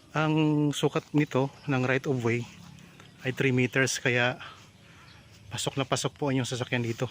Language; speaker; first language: Filipino; native; Filipino